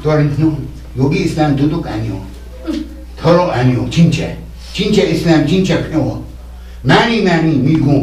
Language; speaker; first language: Korean; non-native, learner; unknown